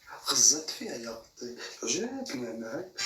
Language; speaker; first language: Arabic; native; Arabic